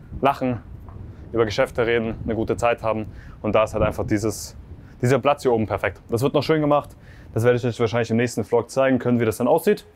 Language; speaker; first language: German; native; German